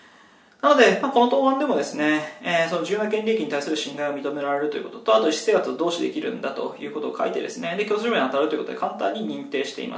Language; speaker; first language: Japanese; native; Japanese